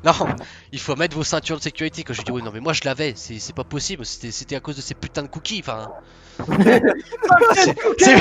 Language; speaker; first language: French; native; French